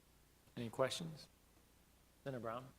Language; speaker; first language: English; native; English